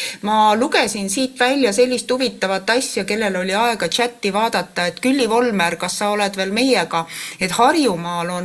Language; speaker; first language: Estonian; native; Estonian